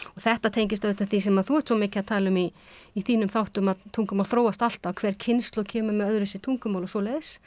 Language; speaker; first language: Icelandic; native; Icelandic